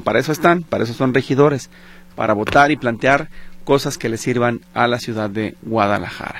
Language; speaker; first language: Spanish; native; Spanish